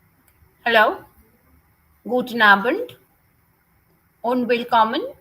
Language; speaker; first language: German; non-native, fluent; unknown